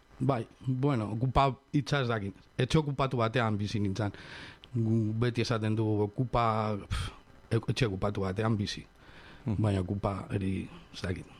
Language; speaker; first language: Basque; non-native, local second language; Spanish